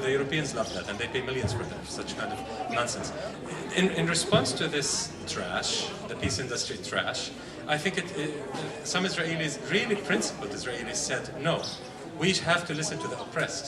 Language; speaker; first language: English; non-native, fluent; Arabic